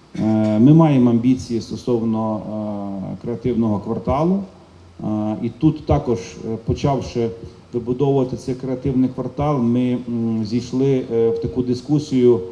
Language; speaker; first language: Ukrainian; native; Ukrainian